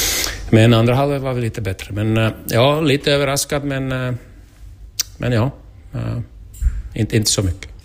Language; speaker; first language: Swedish; non-native, learner; Finnish